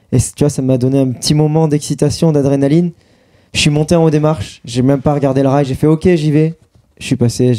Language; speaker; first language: French; native; French